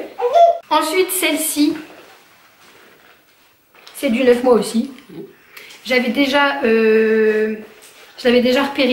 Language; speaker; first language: French; native; French